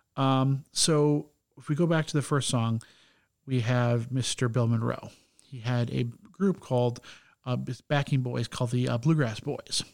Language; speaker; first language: English; native; English